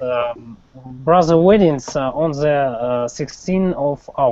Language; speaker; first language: English; non-native, learner; Russian